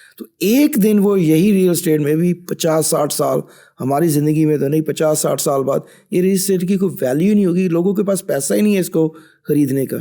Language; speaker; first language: Urdu; non-native, local second language; Punjabi